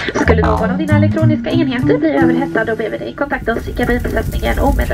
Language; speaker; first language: Swedish; native; Swedish